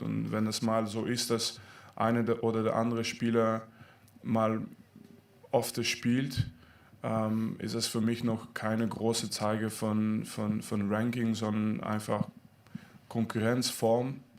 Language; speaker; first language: German; non-native, fluent; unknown